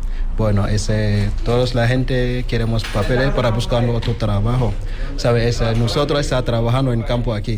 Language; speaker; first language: Spanish; non-native, learner; Wolof